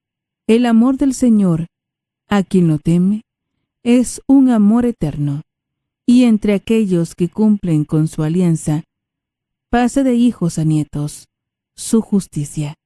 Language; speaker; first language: Spanish; native; Spanish